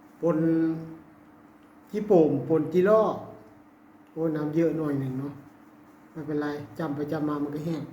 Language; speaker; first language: Thai; non-native, local second language; Lao